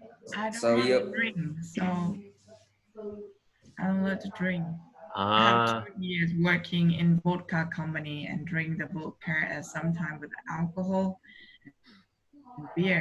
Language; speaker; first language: English; non-native, learner; Vietnamese